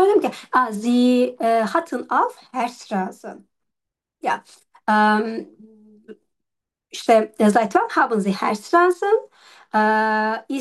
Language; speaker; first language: German; non-native, learner; Turkish